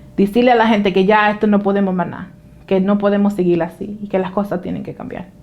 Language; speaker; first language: Spanish; early bilingual, heritage; Spanish